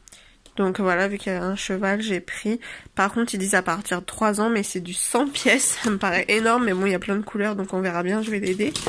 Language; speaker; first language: French; native; French